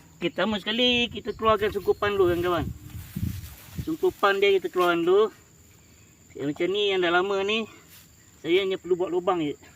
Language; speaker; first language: Malay; native; Malay